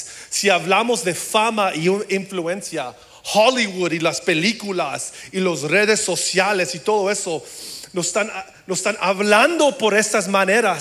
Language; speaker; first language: Spanish; early bilingual, heritage; English